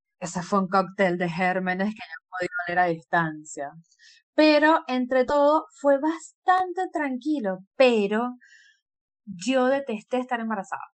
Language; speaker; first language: Spanish; native; Spanish